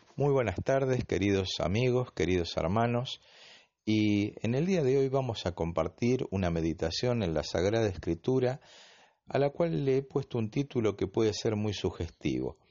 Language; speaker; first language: Spanish; native; Spanish